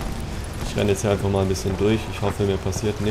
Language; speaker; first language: German; native; German